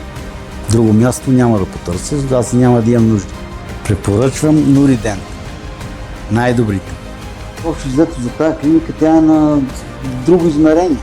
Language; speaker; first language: Bulgarian; native; Bulgarian